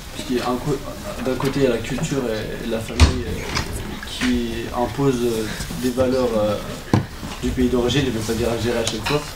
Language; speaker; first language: French; early bilingual, other home language; Turkish